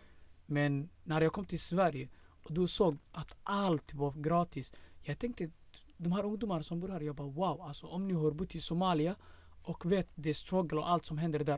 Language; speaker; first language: Swedish; non-native, fluent; Somali